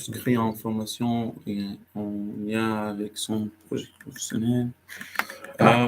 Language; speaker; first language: French; non-native, learner; Arabic